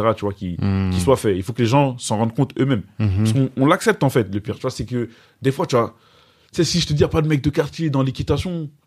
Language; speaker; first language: French; native; French